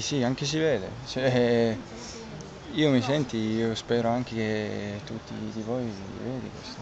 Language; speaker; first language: Italian; non-native, learner; Danish